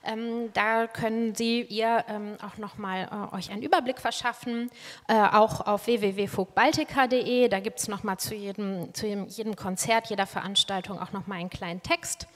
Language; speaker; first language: German; native; German